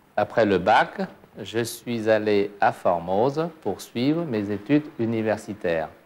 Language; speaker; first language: French; non-native, fluent; Cantonese